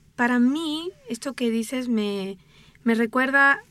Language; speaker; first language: Spanish; native; Spanish